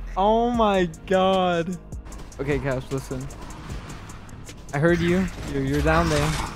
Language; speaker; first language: English; early bilingual, other home language; Spanish